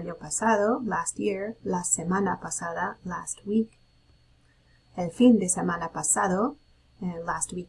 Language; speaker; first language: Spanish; non-native, fluent; English